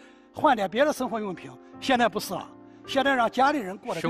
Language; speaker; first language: Chinese; native; Chinese